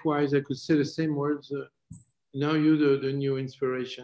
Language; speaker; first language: English; non-native, fluent; French